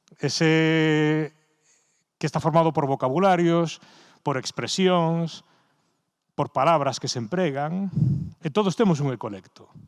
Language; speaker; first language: Galician; native; Galician